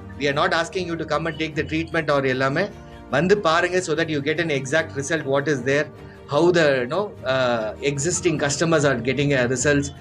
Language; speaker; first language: English; non-native, local second language; Tamil